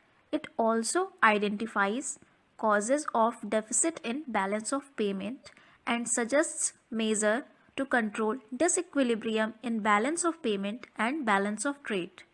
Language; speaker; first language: English; non-native, local second language; Hindi